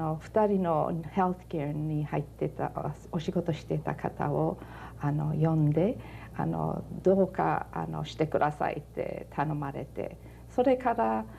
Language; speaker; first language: Japanese; early bilingual, heritage; Japanese